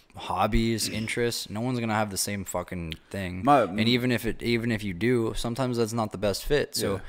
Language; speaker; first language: English; native; English